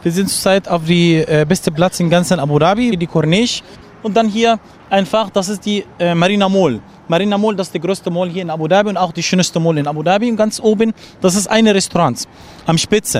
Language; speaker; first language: German; non-native, learner; Arabic